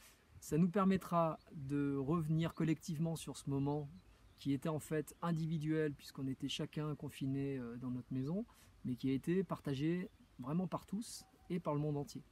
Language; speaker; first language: French; native; French